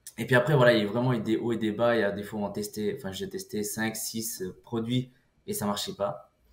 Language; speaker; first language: French; early bilingual, other home language; Portuguese